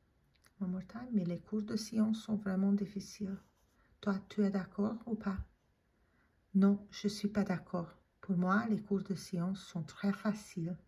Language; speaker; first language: French; non-native, fluent; English